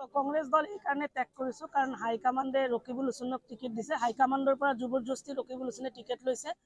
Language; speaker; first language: Assamese; non-native, local second language; Bangla